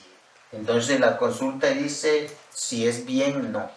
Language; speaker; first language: Spanish; non-native, local second language; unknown